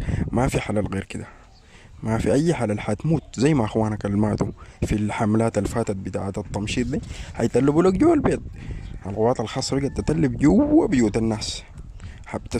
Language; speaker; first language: Arabic; native; Arabic